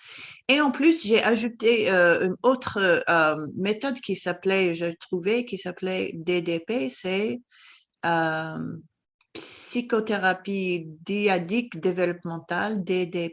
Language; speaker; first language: French; non-native, fluent; English